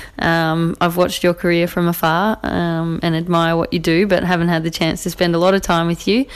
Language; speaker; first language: English; native; English